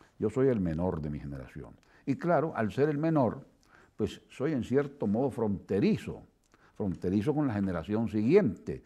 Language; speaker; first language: Spanish; native; Spanish